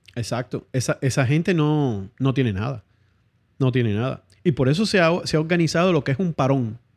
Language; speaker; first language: Spanish; native; Spanish